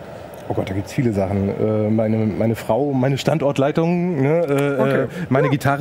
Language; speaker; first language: German; native; German